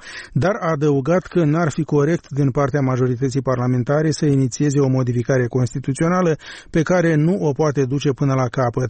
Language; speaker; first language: Romanian; native; Romanian